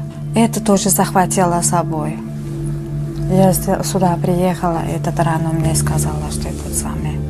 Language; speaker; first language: Russian; non-native, local second language; Uzbek